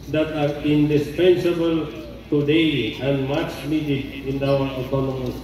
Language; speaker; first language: English; non-native, local second language; Maguindanaon